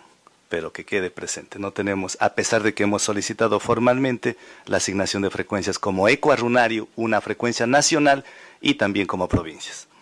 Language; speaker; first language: Spanish; native; Spanish